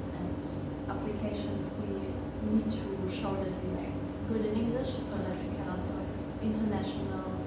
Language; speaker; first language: English; non-native, fluent; German